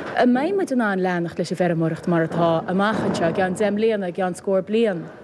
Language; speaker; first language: Irish; native; Irish